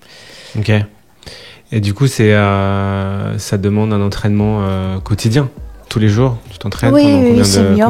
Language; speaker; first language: French; native; French